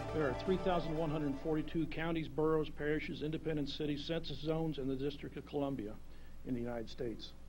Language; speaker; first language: English; native; English